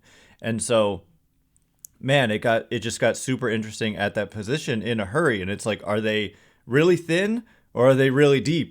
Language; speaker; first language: English; native; English